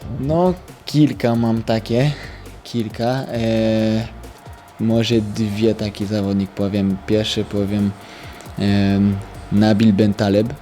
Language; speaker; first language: Polish; early bilingual, heritage; French